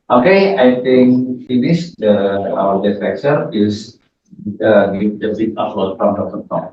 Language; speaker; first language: English; non-native, learner; Indonesian